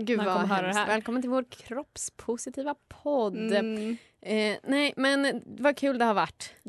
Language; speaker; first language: Swedish; native; Swedish